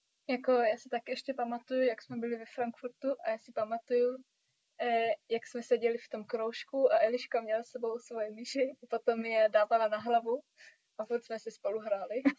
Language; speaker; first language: Czech; early bilingual, heritage; Czech